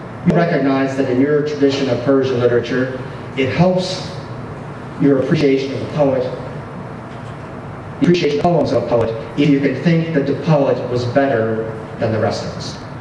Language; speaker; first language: English; native; English